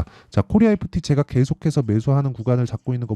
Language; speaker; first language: Korean; native; Korean